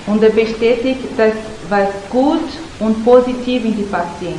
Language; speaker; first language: German; non-native, learner; Portuguese